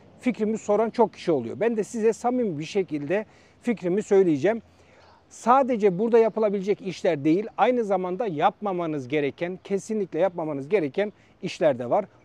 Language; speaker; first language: Turkish; native; Turkish